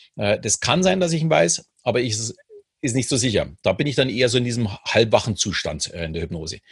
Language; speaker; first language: German; native; German